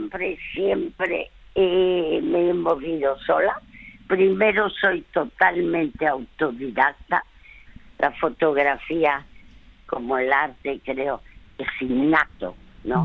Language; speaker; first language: Spanish; early bilingual, other home language; French